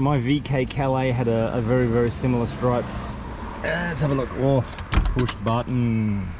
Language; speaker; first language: English; native; English